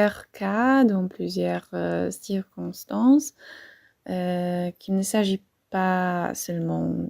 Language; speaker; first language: French; non-native, fluent; Polish